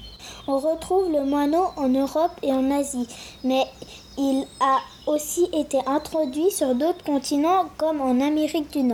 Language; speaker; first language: French; native; French